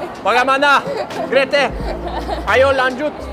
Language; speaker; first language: Indonesian; non-native, fluent; Norwegian